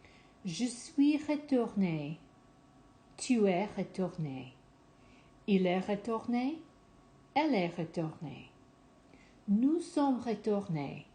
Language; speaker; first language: French; non-native, fluent; English